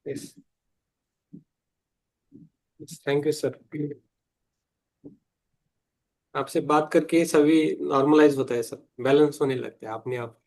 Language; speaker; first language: Hindi; native; Hindi